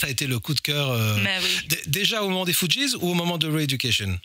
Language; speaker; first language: French; native; French